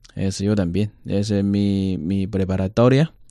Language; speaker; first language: Spanish; non-native, learner; Chinese